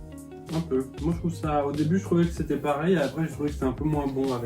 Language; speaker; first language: French; native; French